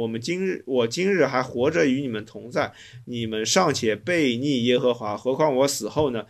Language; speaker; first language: Chinese; native; Chinese